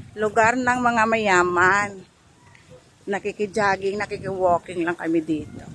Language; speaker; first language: Filipino; non-native, local second language; Hiligaynon